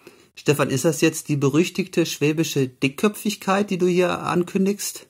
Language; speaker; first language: German; native; German